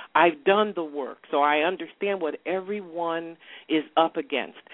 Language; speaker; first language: English; native; English